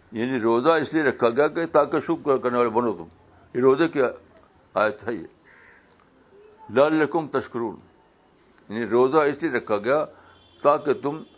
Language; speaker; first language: Urdu; native; Urdu